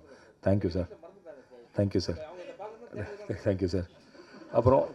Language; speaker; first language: Tamil; native; Tamil